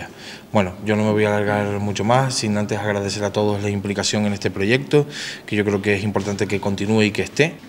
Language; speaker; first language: Spanish; native; Spanish